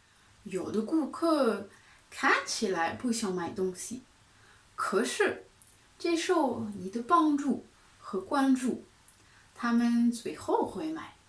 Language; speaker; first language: Chinese; non-native, fluent; French